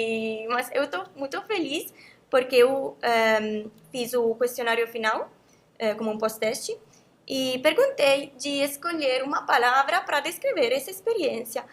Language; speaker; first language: Portuguese; non-native, fluent; Italian